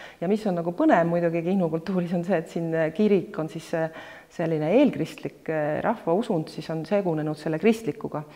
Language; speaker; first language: Estonian; native; Estonian